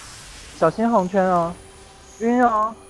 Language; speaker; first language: Chinese; native; Chinese